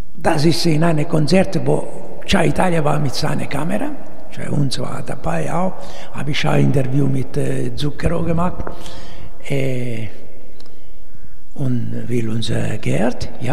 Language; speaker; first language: German; non-native, learner; Italian